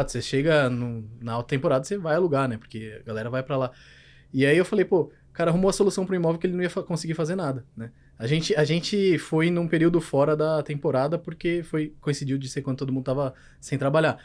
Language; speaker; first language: Portuguese; native; Portuguese